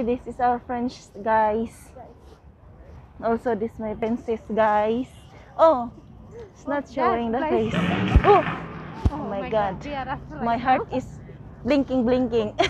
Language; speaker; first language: English; non-native, local second language; Filipino